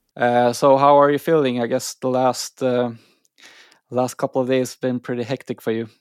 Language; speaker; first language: English; non-native, fluent; Swedish